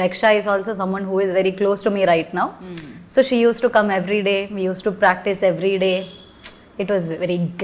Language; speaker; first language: Telugu; non-native, learner; Malayalam